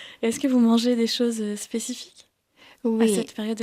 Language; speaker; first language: French; native; French